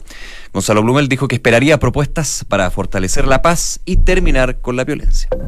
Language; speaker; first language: Spanish; native; Spanish